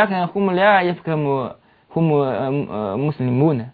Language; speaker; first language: Arabic; non-native, learner; Chinese